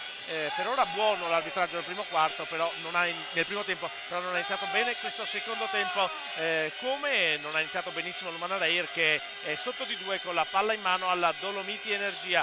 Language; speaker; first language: Italian; native; Italian